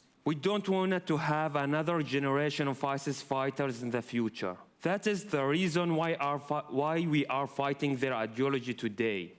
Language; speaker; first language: English; non-native, fluent; Arabic